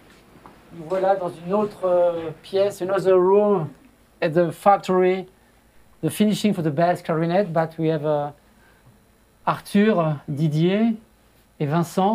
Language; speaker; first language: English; non-native, fluent; French